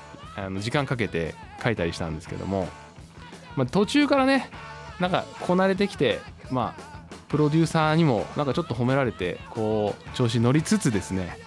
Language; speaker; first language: Japanese; native; Japanese